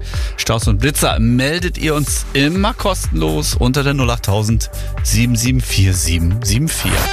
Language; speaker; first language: German; native; German